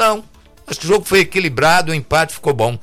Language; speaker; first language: Portuguese; native; Portuguese